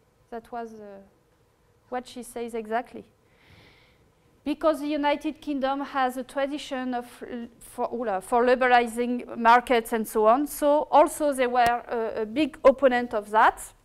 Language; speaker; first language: English; non-native, fluent; French